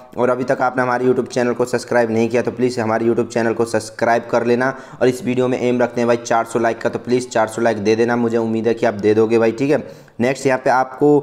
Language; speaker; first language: Hindi; native; Hindi